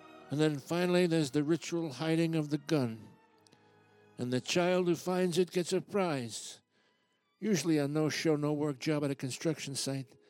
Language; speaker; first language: English; native; English